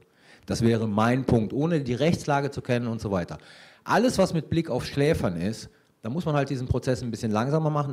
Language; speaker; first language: German; native; German